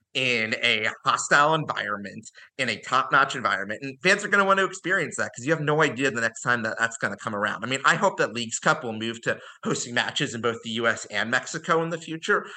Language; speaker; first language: English; native; English